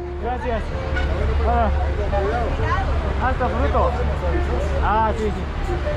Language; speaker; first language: Spanish; non-native, learner; Korean